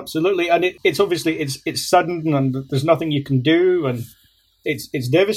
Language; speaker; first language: English; native; English